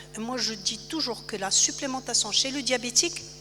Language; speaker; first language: French; non-native, local second language; Arabic